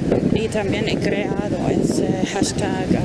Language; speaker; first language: Spanish; non-native, fluent; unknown